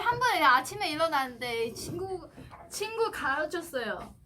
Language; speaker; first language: Korean; non-native, learner; Chinese